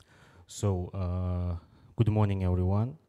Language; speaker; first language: English; non-native, fluent; Uzbek